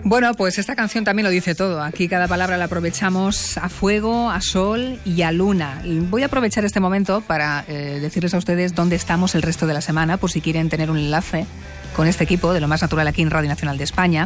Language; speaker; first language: Spanish; native; Spanish